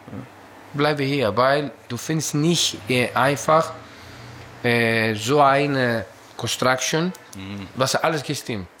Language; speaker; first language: German; non-native, learner; Greek